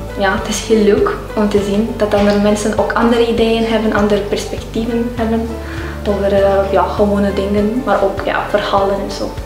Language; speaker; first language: Dutch; non-native, learner; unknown